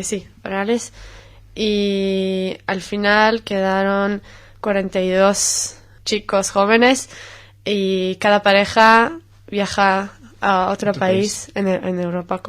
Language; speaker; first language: Spanish; non-native, fluent; Hebrew